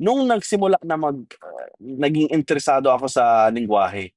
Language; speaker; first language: Filipino; non-native, fluent; Arabic